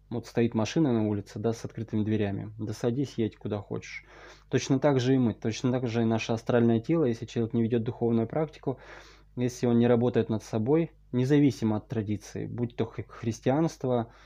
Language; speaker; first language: Russian; native; Russian